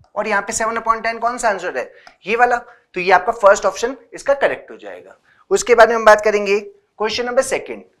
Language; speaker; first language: Hindi; native; Hindi